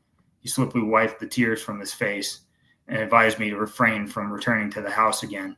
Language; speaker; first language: English; native; English